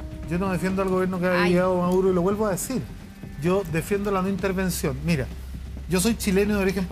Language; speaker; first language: Spanish; native; Spanish